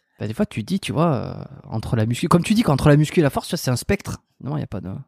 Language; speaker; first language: French; native; French